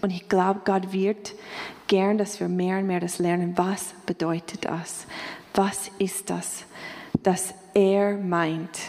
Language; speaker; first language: German; non-native, fluent; English